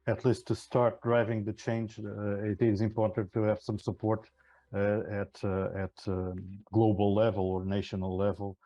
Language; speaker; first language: English; non-native, fluent; Portuguese